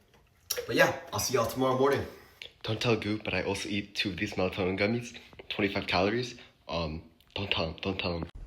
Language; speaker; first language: English; native; English